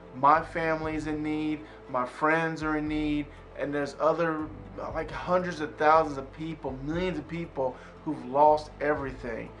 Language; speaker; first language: English; native; English